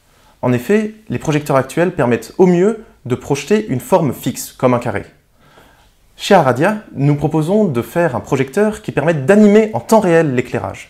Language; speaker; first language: French; native; French